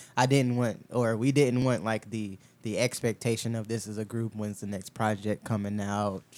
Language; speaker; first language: English; native; English